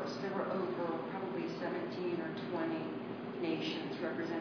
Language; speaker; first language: English; native; English